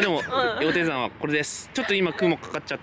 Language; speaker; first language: Japanese; native; Japanese